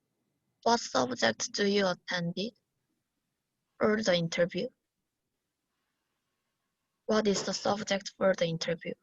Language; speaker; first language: English; non-native, learner; Korean